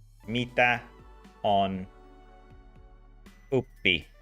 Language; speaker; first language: Finnish; non-native, learner; English